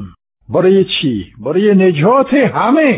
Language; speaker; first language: Persian; non-native, fluent; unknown